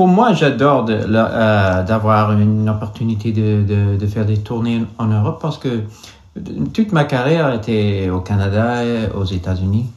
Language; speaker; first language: French; non-native, learner; English